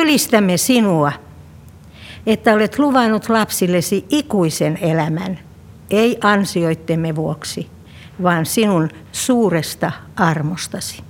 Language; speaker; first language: Finnish; native; Finnish